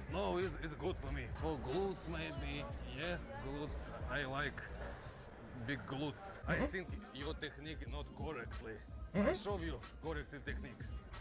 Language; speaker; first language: English; non-native, learner; Russian